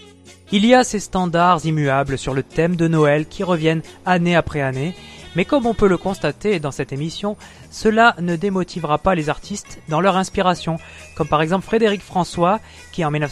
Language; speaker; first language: French; native; French